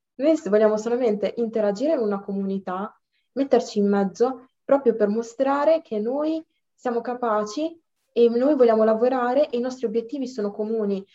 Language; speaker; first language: Italian; early bilingual, other home language; Arabic